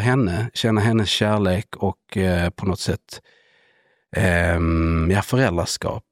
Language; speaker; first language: Swedish; native; Swedish